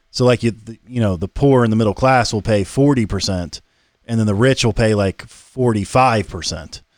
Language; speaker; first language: English; native; English